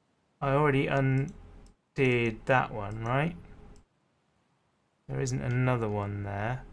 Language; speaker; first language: English; native; English